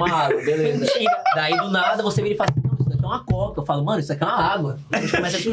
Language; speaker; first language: Portuguese; native; Portuguese